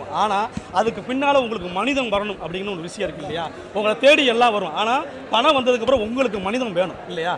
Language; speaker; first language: Tamil; native; Tamil